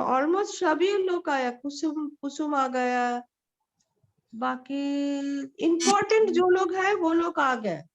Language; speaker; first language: Hindi; non-native, local second language; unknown